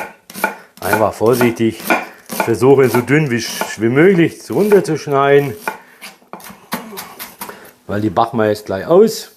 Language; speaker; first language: German; early bilingual, other home language; Polish